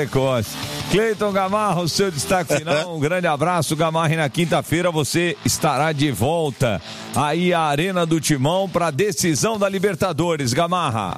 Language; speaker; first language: Portuguese; native; Portuguese